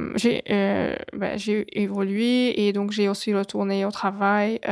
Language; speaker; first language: French; non-native, fluent; Hungarian